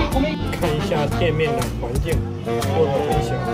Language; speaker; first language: Chinese; native; Chinese